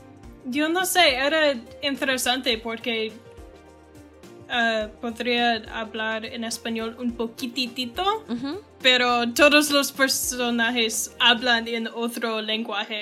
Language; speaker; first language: Spanish; non-native, learner; English